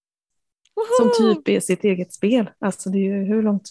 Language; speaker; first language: Swedish; native; Swedish